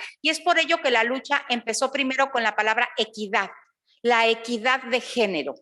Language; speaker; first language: Spanish; native; Spanish